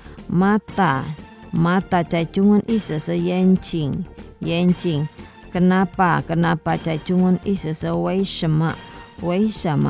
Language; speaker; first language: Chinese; non-native, learner; Indonesian